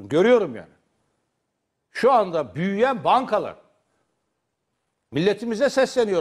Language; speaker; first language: Turkish; native; Turkish